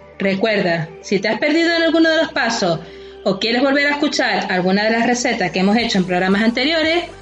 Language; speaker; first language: Spanish; native; Spanish